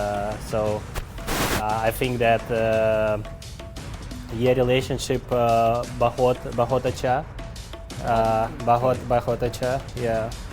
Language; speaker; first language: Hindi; non-native, learner; Russian